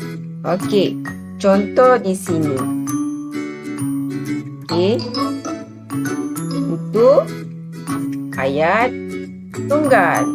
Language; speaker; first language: Malay; native; Malay